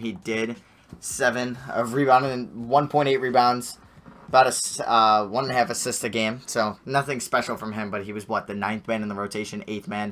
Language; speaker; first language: English; native; English